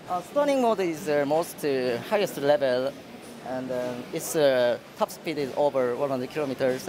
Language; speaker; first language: English; non-native, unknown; Korean